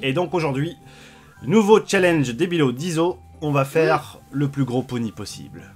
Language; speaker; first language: French; native; French